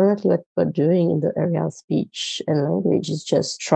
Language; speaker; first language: English; non-native, fluent; Morisyen